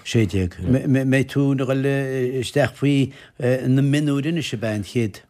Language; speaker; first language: Irish; native; Irish